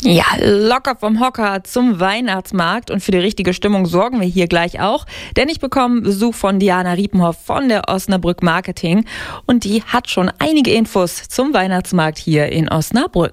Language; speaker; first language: German; native; German